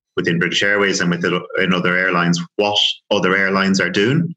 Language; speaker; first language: English; native; English